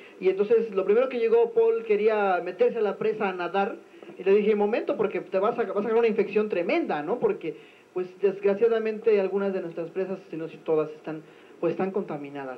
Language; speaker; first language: Spanish; native; Spanish